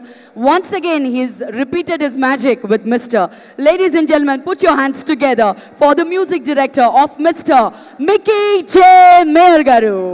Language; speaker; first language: Telugu; native; Telugu